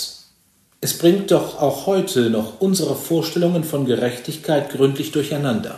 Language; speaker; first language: German; native; German